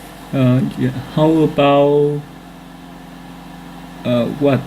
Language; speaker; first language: English; non-native, learner; Vietnamese